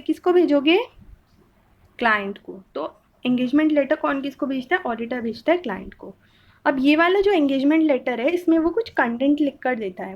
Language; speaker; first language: Hindi; native; Hindi